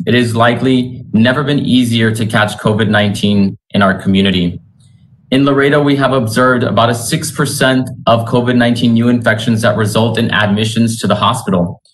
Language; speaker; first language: English; native; English